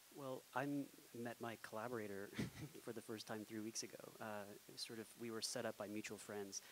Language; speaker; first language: English; native; English